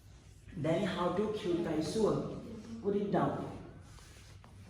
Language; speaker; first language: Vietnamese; non-native, learner; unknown